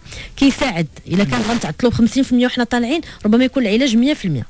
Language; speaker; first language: Arabic; native; Arabic